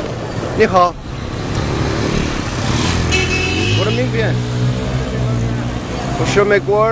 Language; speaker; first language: Chinese; non-native, learner; English